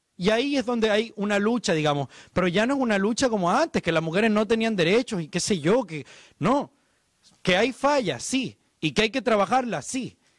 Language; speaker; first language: Spanish; native; Spanish